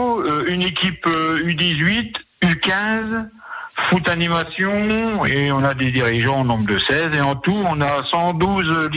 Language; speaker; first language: French; native; French